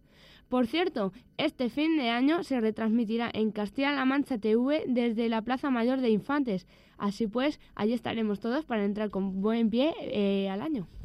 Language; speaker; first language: Spanish; native; Spanish